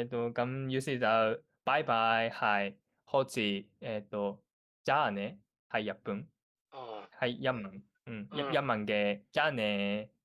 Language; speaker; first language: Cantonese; non-native, learner; Japanese